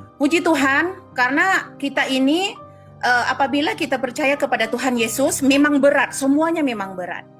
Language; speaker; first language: Indonesian; non-native, local second language; Madurese